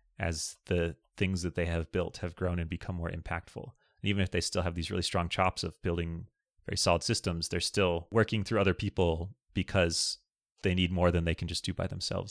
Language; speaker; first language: English; native; English